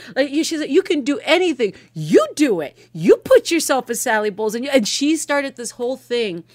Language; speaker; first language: English; early bilingual, other home language; Spanish